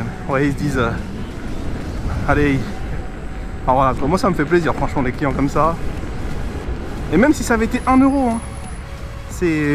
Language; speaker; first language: French; native; French